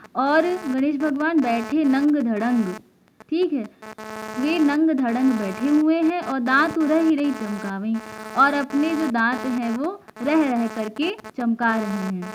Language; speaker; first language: Hindi; native; Hindi